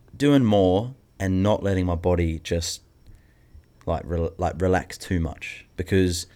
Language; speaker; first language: English; native; English